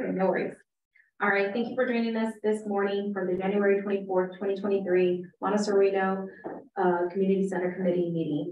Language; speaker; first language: English; native; English